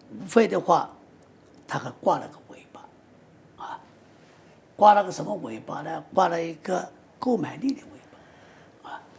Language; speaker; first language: Chinese; native; Chinese